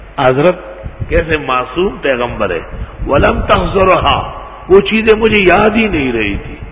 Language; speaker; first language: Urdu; non-native, local second language; Pashto